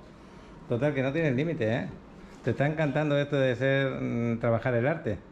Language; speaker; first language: Spanish; native; Spanish